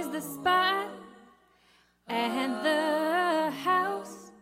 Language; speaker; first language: English; early bilingual, other home language; Persian